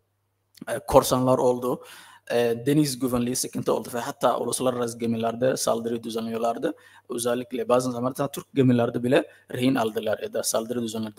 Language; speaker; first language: Turkish; non-native, fluent; Somali